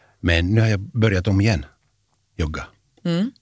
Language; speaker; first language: Swedish; non-native, fluent; Finnish